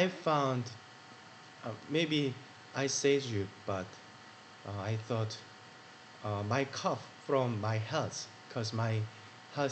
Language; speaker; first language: English; non-native, learner; Korean